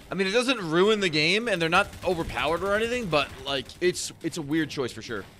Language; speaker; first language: English; native; English